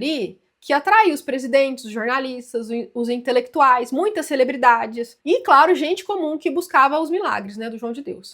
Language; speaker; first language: Portuguese; native; Portuguese